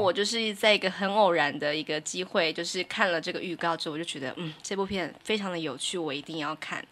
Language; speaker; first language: Chinese; native; Chinese